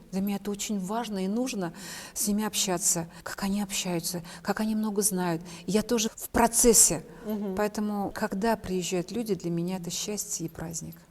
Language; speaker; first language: Russian; non-native, local second language; Chuvash